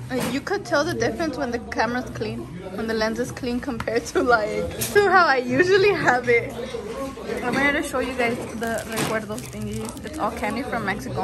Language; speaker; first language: English; early bilingual, other home language; Spanish